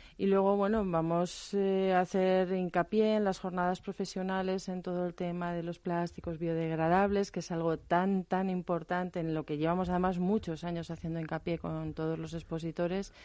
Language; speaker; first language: Spanish; non-native, fluent; German